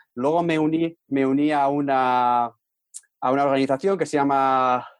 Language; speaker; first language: Spanish; native; Spanish